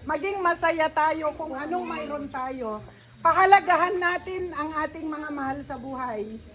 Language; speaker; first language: Filipino; non-native, local second language; Iloko